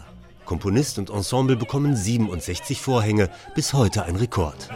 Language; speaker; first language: German; native; German